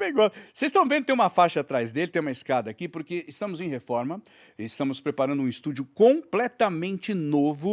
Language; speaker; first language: Portuguese; native; Portuguese